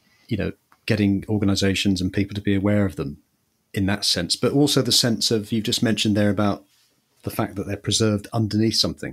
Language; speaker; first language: English; native; English